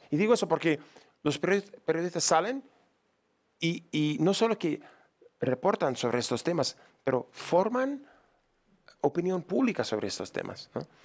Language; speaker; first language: Spanish; non-native, fluent; English